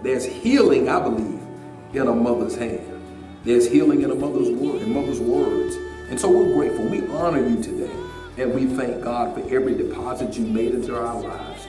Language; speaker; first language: English; native; English